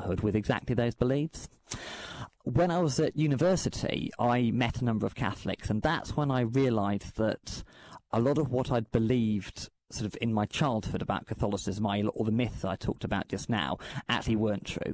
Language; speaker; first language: English; native; English